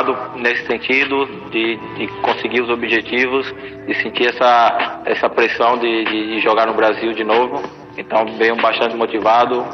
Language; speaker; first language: Portuguese; native; Portuguese